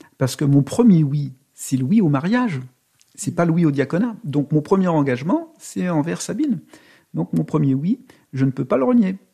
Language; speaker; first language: French; native; French